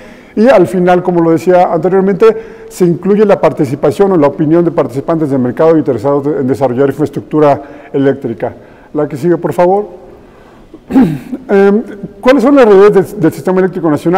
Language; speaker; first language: Spanish; native; Spanish